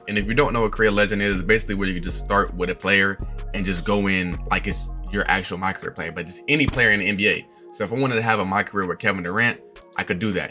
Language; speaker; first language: English; native; English